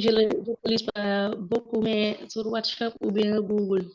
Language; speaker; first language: French; non-native, local second language; Wolof